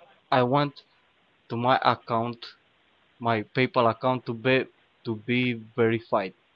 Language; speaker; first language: English; non-native, learner; Romanian